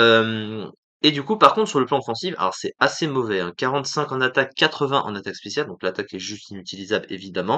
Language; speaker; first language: French; native; French